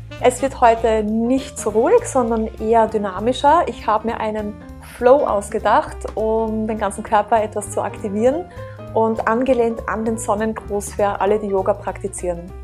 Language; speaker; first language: German; native; German